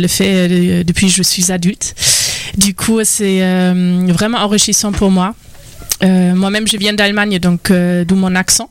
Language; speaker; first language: French; non-native, fluent; German